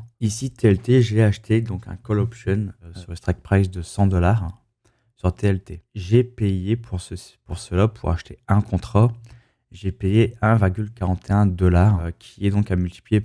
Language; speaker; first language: French; native; French